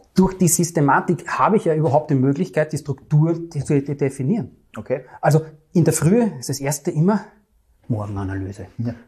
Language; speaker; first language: German; native; German